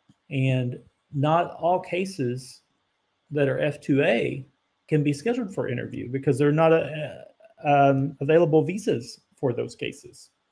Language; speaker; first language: English; native; English